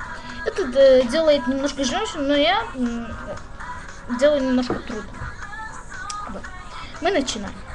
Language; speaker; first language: Russian; non-native, learner; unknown